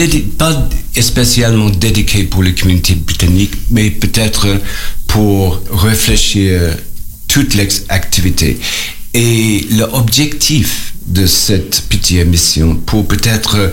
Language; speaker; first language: French; non-native, learner; English